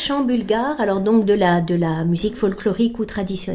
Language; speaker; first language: French; native; French